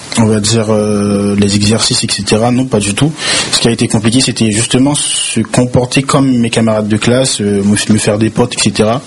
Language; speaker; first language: French; early bilingual, other home language; Haitian Creole